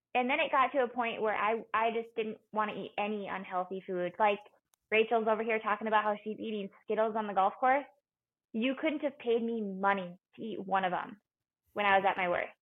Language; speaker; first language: English; native; English